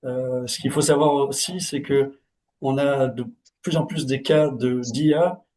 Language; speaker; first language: French; native; French